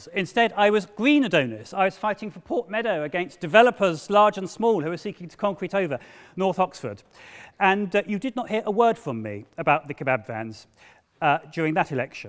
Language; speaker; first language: English; native; English